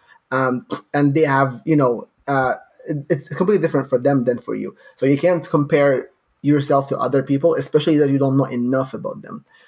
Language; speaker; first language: English; non-native, fluent; Arabic